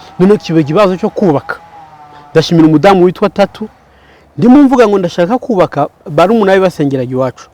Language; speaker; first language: Kinyarwanda; early bilingual, heritage; Kinyarwanda